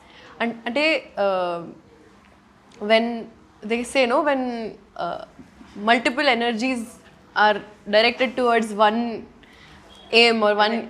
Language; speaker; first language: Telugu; non-native, local second language; Urdu